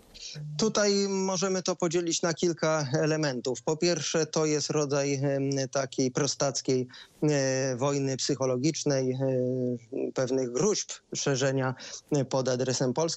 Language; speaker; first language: Polish; native; Polish